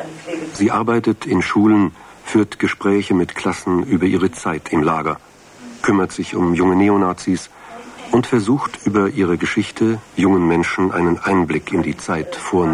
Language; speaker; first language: German; native; German